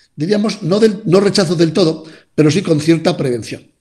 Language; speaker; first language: Spanish; native; Spanish